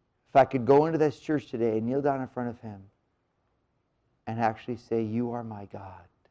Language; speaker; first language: English; native; English